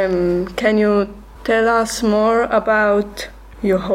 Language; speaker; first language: English; non-native, learner; Swiss German